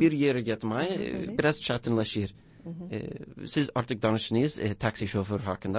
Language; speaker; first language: Turkish; non-native, learner; English